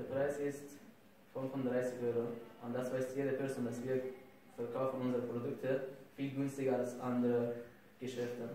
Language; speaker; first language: German; non-native, learner; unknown